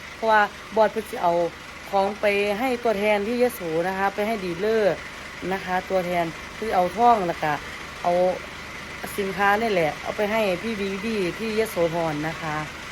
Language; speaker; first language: Thai; native; Thai